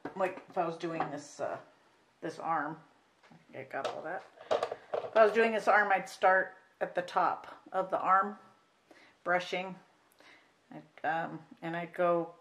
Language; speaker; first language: English; native; English